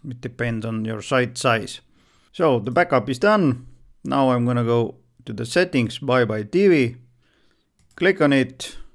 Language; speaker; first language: English; non-native, fluent; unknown